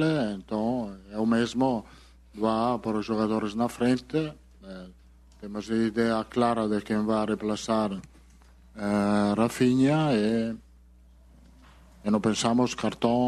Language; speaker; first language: Portuguese; non-native, fluent; Spanish